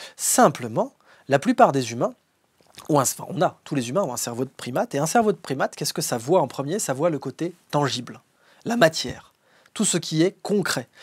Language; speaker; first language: French; native; French